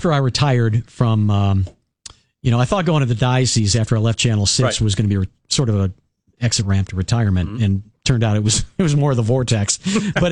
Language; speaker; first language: English; native; English